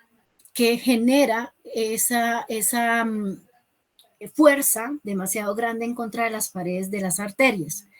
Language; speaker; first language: Spanish; native; Spanish